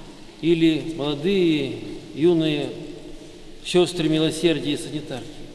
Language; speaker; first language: Russian; native; Russian